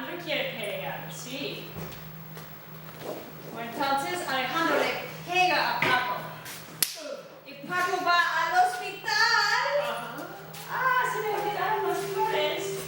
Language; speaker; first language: Spanish; non-native, fluent; English